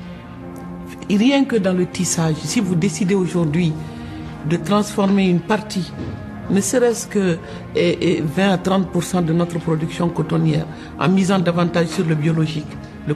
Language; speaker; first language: French; non-native, local second language; Bambara